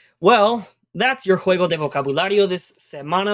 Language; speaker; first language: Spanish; non-native, fluent; English